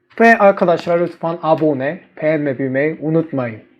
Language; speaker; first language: Turkish; non-native, learner; Korean